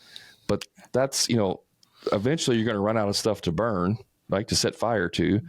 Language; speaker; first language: English; native; English